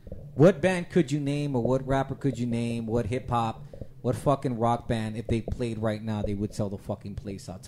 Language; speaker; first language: English; native; English